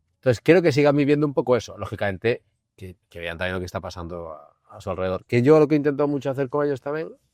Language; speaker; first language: Spanish; non-native, local second language; Galician